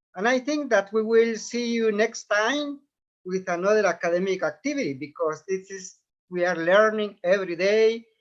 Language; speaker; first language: English; non-native, fluent; Spanish